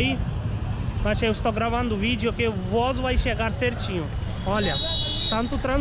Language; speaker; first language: Portuguese; non-native, learner; Hindi